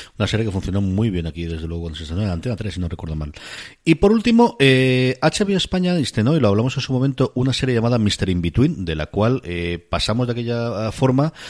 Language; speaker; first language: Spanish; native; Spanish